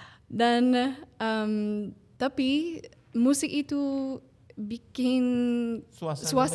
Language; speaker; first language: Indonesian; non-native, fluent; English